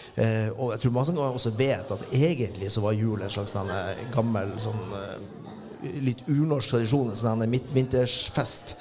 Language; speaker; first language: Norwegian; native; Norwegian